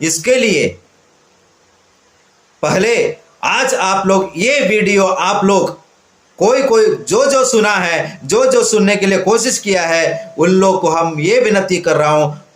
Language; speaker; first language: Hindi; non-native, local second language; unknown